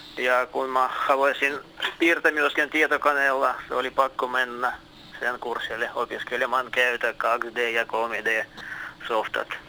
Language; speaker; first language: Finnish; non-native, learner; Russian